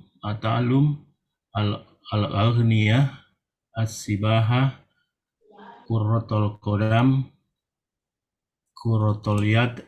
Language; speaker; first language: Arabic; non-native, learner; Indonesian